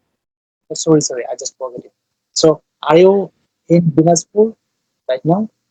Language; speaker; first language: English; non-native, learner; Bangla